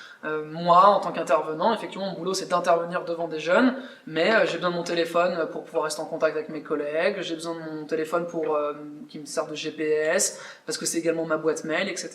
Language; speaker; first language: French; native; French